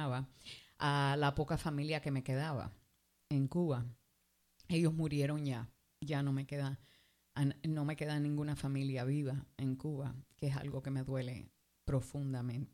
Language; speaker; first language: English; early bilingual, other home language; Spanish